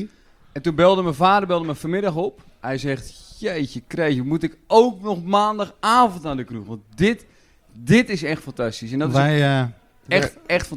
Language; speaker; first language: Dutch; native; Dutch